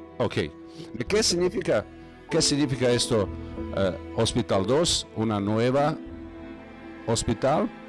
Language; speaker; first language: Spanish; non-native, learner; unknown